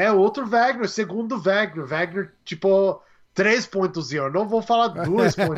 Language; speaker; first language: Portuguese; non-native, learner; English